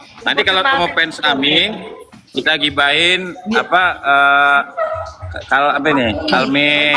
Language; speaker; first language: Indonesian; native; Indonesian